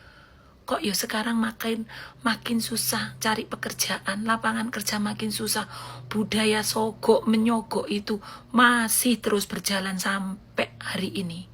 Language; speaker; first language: Indonesian; native; Indonesian